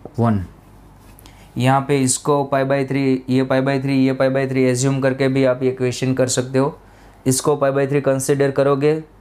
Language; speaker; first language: Hindi; non-native, local second language; Gujarati